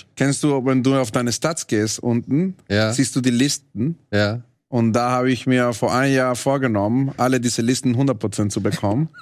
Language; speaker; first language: German; non-native, fluent; Spanish